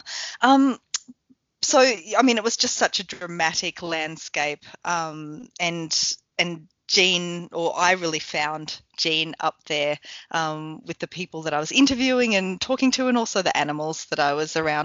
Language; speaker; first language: English; native; English